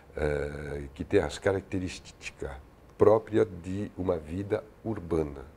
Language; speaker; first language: Portuguese; non-native, fluent; French